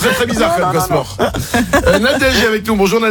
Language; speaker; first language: French; native; French